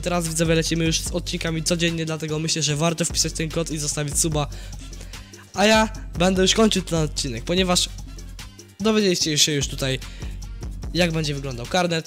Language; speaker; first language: Polish; native; Polish